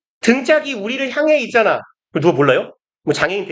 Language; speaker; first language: Korean; native; Korean